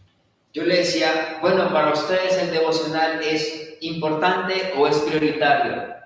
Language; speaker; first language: Spanish; native; Spanish